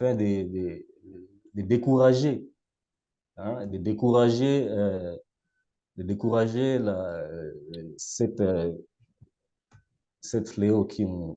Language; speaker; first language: French; non-native, local second language; Lingala